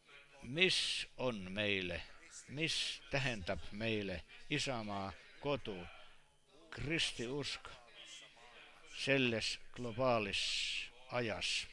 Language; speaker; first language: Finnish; non-native, learner; Estonian